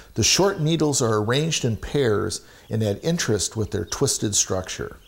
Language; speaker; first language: English; native; English